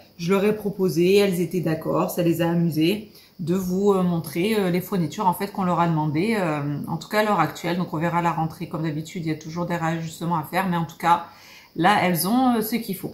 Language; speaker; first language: French; native; French